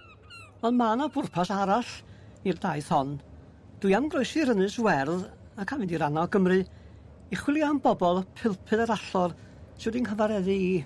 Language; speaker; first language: Welsh; native; Welsh